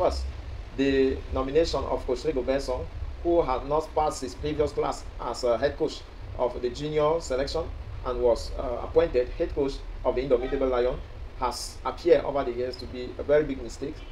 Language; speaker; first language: English; non-native, local second language; French